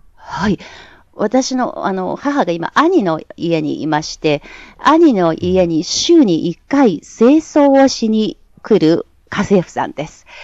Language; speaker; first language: Japanese; non-native, fluent; Chinese